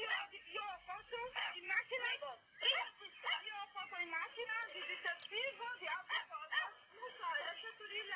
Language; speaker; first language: Italian; non-native, learner; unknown